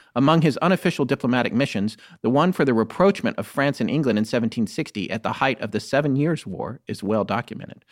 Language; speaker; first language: English; native; English